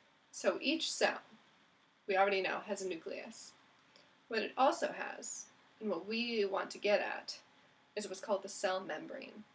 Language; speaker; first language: English; native; English